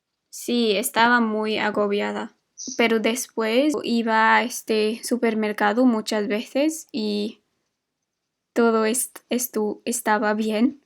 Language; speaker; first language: Spanish; non-native, fluent; English